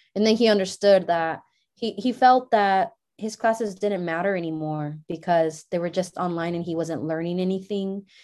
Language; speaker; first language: English; early bilingual, other home language; Spanish